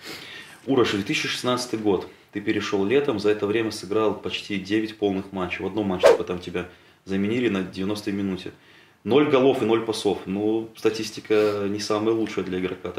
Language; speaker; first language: Russian; native; Russian